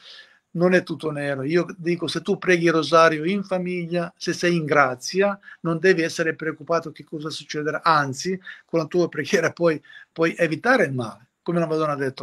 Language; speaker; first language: Italian; non-native, fluent; Croatian